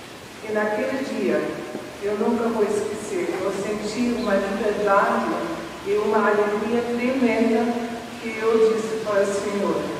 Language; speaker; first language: Portuguese; non-native, fluent; German